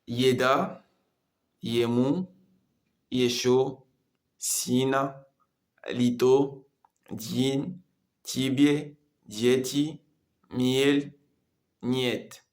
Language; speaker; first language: Russian; non-native, learner; Comorian